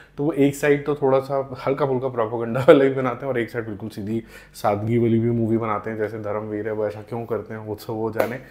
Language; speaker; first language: Hindi; non-native, local second language; Punjabi